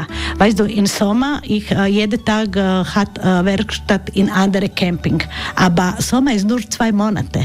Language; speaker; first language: German; non-native, learner; Croatian